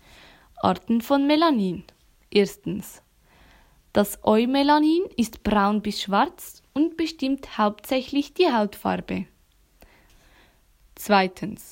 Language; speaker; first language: German; native; German